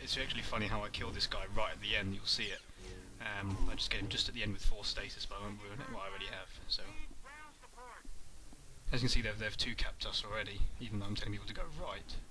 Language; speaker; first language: English; native; English